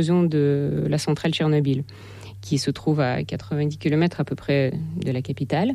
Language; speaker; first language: French; non-native, fluent; Russian